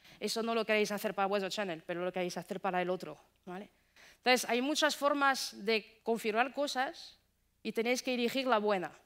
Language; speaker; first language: Spanish; non-native, fluent; French